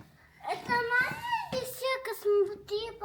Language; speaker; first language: Russian; non-native, local second language; Yakut